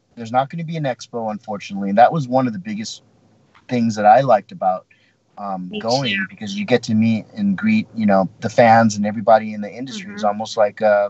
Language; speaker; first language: English; native; English